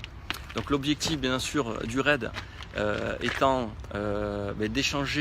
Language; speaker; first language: French; native; French